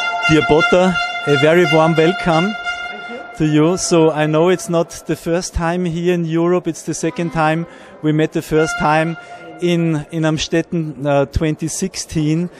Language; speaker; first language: English; non-native, fluent; German